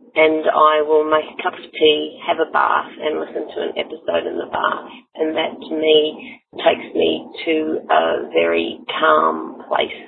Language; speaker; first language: English; native; English